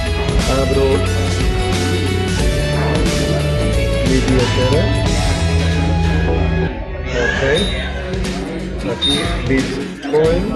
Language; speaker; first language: Spanish; non-native, fluent; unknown